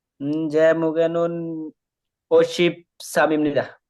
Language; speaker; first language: Korean; non-native, learner; Bangla